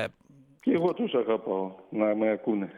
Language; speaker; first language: Greek; non-native, fluent; Russian